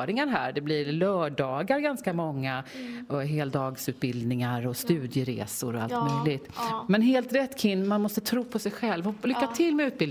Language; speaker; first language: Swedish; native; Swedish